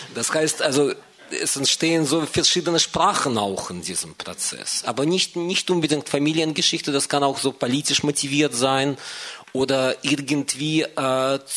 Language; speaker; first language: German; non-native, fluent; Russian